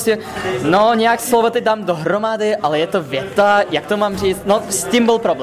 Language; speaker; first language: Czech; non-native, fluent; Russian